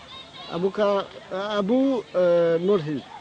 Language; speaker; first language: Arabic; non-native, learner; French